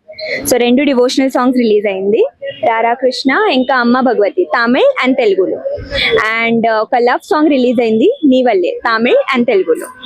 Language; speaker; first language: Telugu; early bilingual, heritage; Telugu